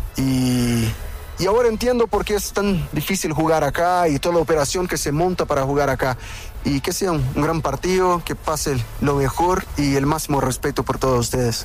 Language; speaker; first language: Spanish; non-native, fluent; Portuguese